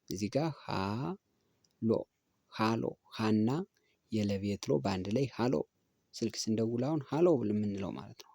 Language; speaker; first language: Amharic; native; Amharic